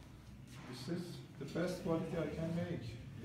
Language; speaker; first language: English; non-native, learner; Persian